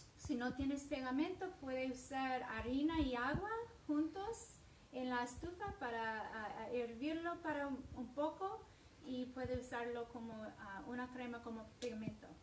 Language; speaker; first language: Spanish; non-native, fluent; English